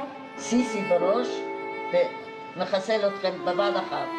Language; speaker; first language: Hebrew; non-native, fluent; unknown